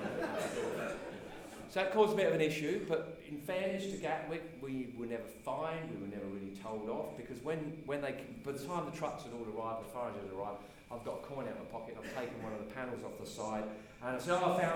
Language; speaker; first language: English; native; English